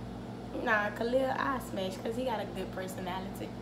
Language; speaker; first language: English; native; English